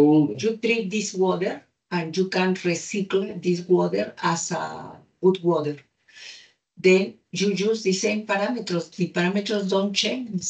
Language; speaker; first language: English; non-native, learner; Spanish